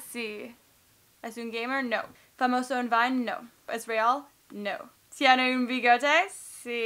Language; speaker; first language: Spanish; non-native, learner; English